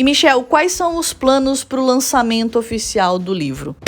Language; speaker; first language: Portuguese; native; Portuguese